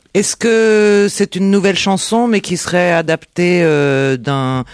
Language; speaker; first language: French; native; French